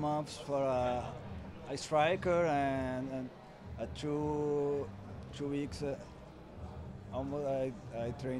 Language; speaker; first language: English; non-native, learner; Portuguese